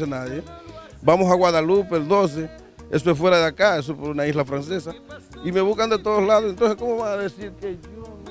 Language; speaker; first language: Spanish; native; Spanish